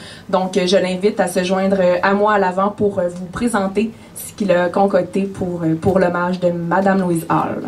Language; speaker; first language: French; native; French